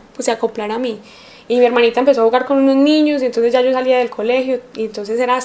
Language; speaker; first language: Spanish; native; Spanish